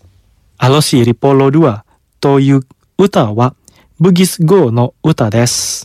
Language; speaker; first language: Japanese; non-native, fluent; Indonesian